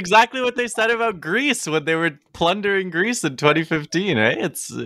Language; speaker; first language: English; native; English